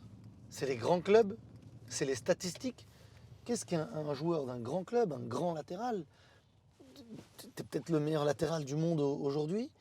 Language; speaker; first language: French; native; French